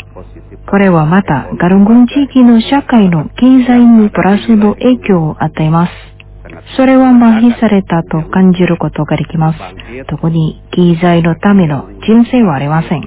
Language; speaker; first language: Japanese; non-native, fluent; Indonesian